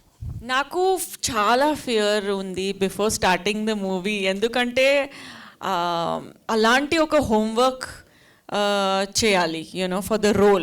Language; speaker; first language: Telugu; non-native, fluent; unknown